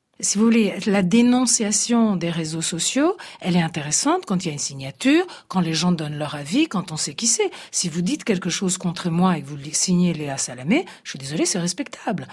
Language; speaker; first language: French; early bilingual, other home language; Italian